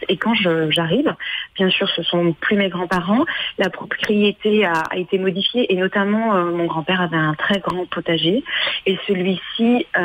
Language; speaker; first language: French; native; French